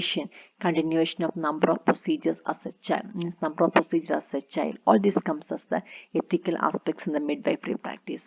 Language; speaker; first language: English; non-native, local second language; Malayalam